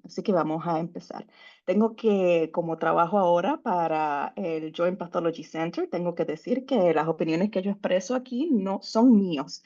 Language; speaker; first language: Spanish; native; Spanish